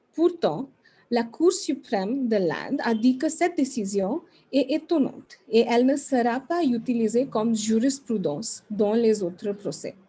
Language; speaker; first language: French; non-native, learner; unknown